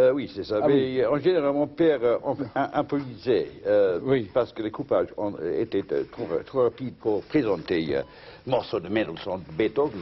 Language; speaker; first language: French; non-native, fluent; English